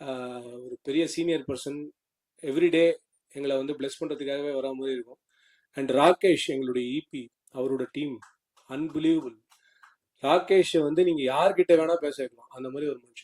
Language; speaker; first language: Tamil; native; Tamil